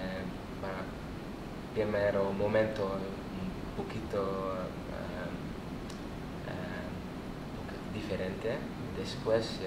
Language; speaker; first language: Spanish; non-native, learner; Dutch